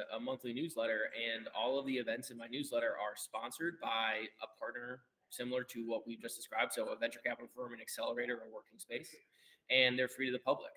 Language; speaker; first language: English; native; English